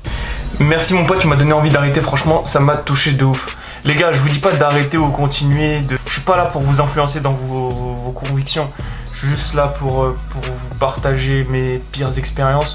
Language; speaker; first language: French; native; French